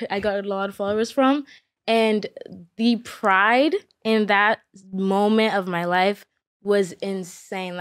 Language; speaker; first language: English; early bilingual, other home language; Akan